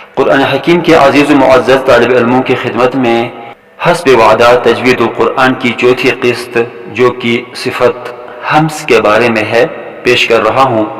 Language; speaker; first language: Urdu; non-native, local second language; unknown